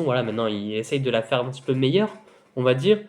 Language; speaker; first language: French; native; French